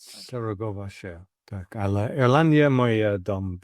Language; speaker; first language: Polish; non-native, learner; English